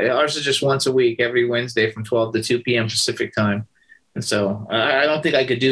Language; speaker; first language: English; native; English